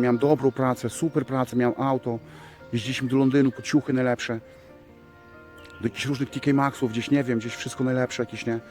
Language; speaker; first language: Polish; native; Polish